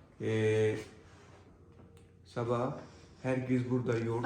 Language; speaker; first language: Turkish; non-native, learner; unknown